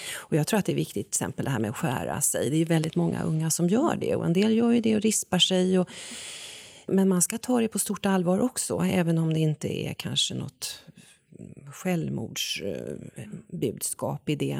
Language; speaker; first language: Swedish; native; Swedish